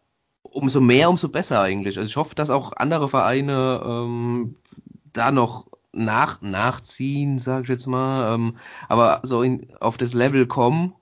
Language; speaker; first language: German; native; German